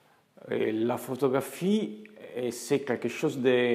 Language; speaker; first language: French; non-native, fluent; Italian